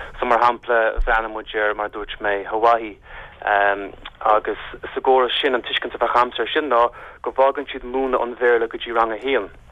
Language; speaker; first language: Irish; native; Irish